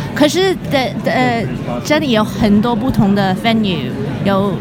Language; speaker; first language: Chinese; non-native, local second language; Cantonese